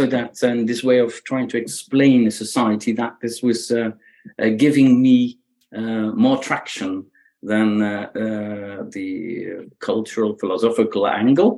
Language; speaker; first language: English; non-native, fluent; Dutch